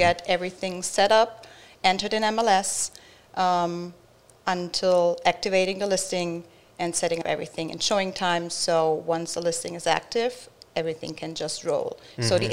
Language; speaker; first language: English; non-native, fluent; German